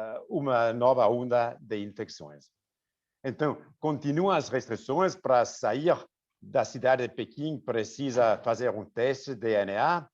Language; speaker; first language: Portuguese; non-native, fluent; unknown